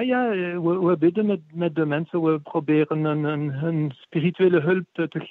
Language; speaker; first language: Dutch; non-native, fluent; French